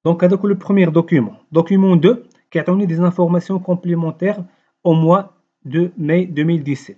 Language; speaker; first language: French; non-native, local second language; Arabic